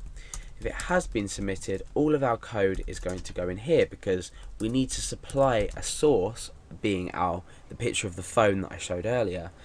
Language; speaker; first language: English; native; English